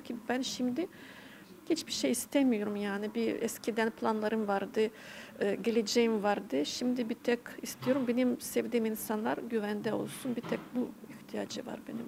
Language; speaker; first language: Turkish; non-native, fluent; Ukrainian